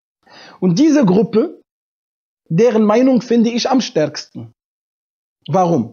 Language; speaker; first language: German; non-native, fluent; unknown